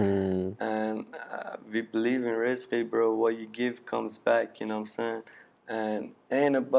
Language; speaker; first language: English; early bilingual, other home language; Persian